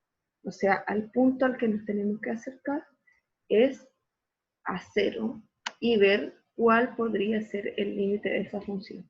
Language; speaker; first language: Spanish; native; Spanish